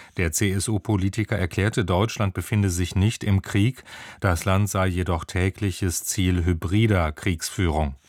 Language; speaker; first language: German; native; German